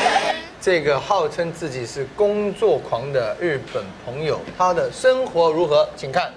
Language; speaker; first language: Chinese; native; Chinese